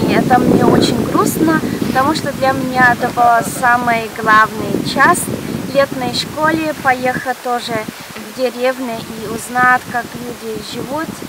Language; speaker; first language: Russian; non-native, learner; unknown